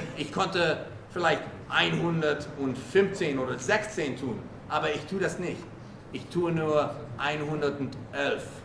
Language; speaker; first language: German; non-native, learner; English